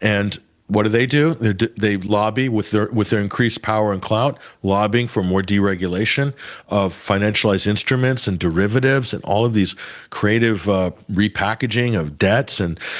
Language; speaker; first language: English; native; English